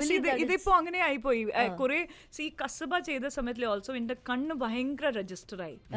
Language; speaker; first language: Malayalam; non-native, local second language; Hindi